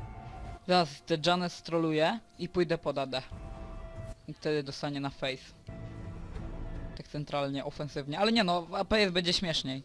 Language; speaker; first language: Polish; native; Polish